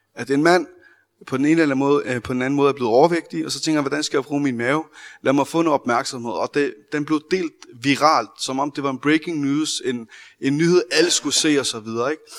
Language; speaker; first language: Danish; early bilingual, other home language; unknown